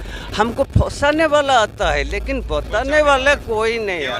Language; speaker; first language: Hindi; non-native, local second language; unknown